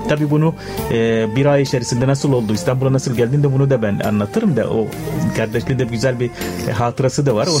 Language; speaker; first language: Turkish; non-native, fluent; Arabic